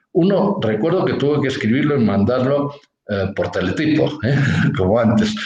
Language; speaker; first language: Spanish; non-native, local second language; Catalan